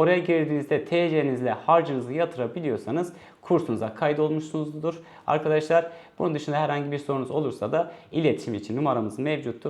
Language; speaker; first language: Turkish; native; Turkish